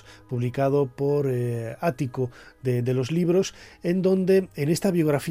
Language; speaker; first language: Spanish; native; Spanish